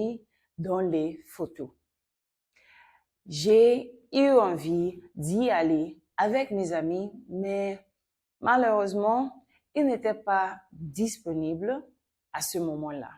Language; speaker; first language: French; non-native, fluent; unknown